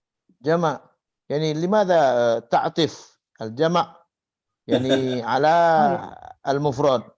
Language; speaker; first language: Arabic; non-native, fluent; Indonesian